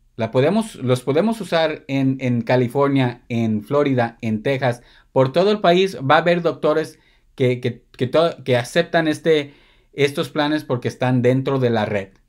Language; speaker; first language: Spanish; early bilingual, heritage; Spanish